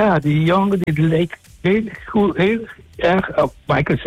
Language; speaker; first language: Dutch; non-native, local second language; Papiamento